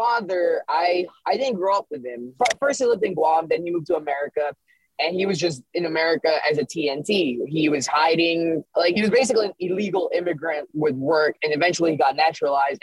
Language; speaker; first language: English; early bilingual, other home language; Filipino